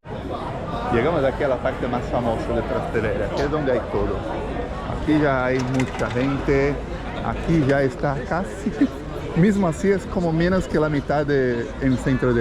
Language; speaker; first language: Spanish; non-native, fluent; Portuguese